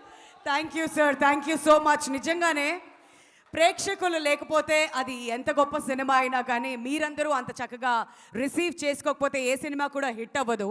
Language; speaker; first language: Telugu; native; Telugu